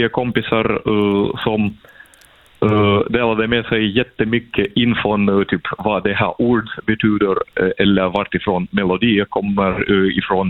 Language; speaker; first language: Swedish; non-native, fluent; Russian